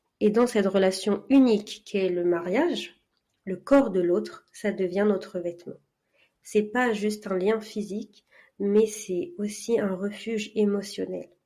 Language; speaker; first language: French; early bilingual, other home language; Arabic